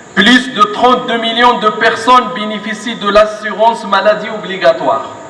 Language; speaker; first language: French; non-native, local second language; Arabic